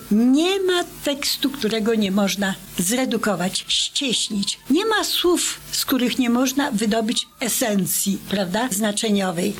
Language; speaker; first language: Polish; native; Polish